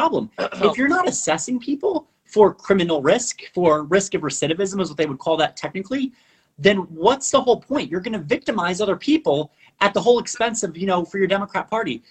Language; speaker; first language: English; non-native, fluent; Spanish